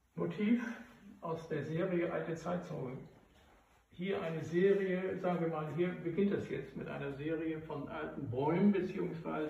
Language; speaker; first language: German; native; German